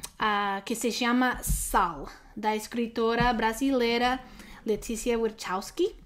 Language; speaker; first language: Portuguese; non-native, learner; English